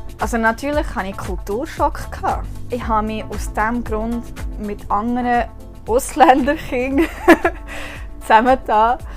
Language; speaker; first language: German; non-native, fluent; English